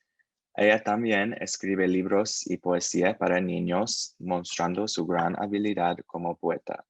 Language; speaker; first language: Spanish; non-native, learner; English